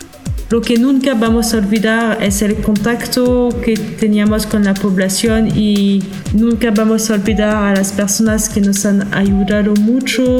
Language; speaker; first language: Spanish; non-native, fluent; French